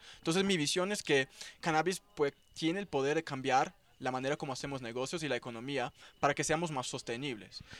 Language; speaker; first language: Spanish; non-native, fluent; Portuguese